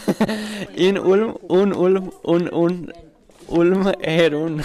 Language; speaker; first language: German; non-native, learner; Portuguese